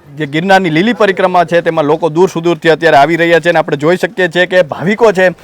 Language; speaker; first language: Gujarati; native; Gujarati